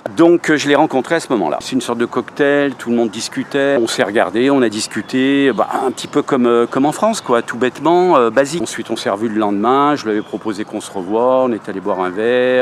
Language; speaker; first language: French; native; French